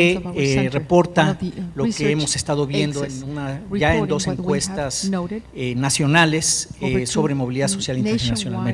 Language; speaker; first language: Spanish; native; Spanish